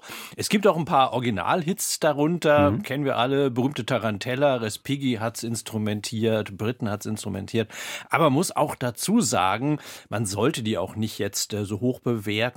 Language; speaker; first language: German; native; German